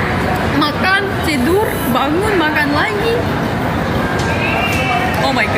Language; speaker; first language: Indonesian; non-native, learner; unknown